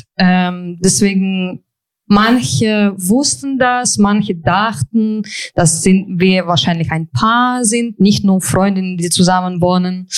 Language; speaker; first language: German; non-native, fluent; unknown